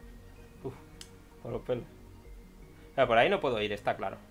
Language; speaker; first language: Spanish; native; Spanish